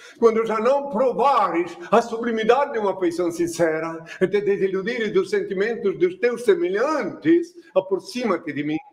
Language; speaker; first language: Portuguese; non-native, fluent; French